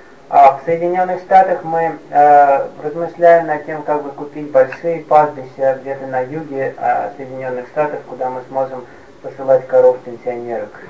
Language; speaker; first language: Russian; native; Russian